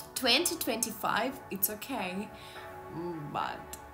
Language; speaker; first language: English; non-native, learner; Russian